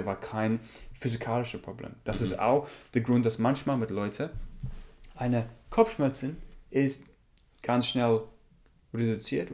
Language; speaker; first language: German; non-native, learner; English